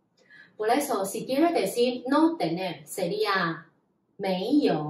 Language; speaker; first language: Spanish; non-native, fluent; Chinese